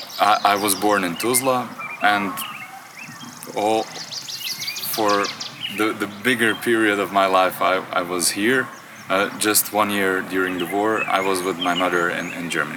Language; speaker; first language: English; non-native, fluent; Croatian